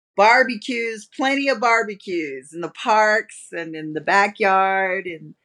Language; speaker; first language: English; native; English